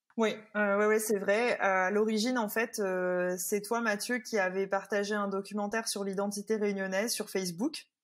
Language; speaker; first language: French; native; French